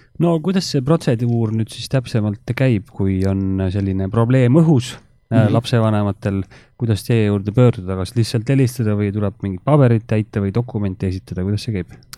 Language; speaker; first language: Estonian; native; Estonian